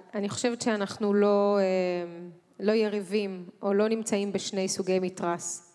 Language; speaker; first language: Hebrew; early bilingual, other home language; Russian